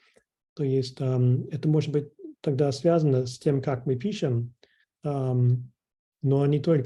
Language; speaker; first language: Russian; non-native, fluent; English